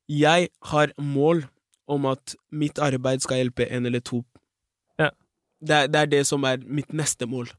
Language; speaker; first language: Norwegian; early bilingual, other home language; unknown